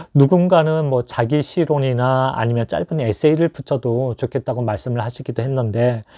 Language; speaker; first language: Korean; native; Korean